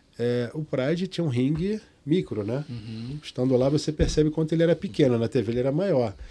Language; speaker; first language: Portuguese; non-native, fluent; Arabic